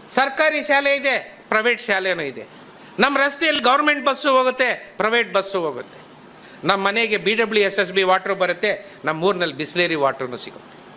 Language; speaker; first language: Kannada; non-native, local second language; Telugu